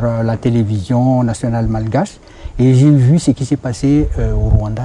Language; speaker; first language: French; non-native, local second language; Malagasy